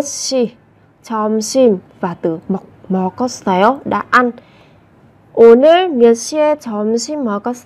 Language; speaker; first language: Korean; non-native, fluent; Vietnamese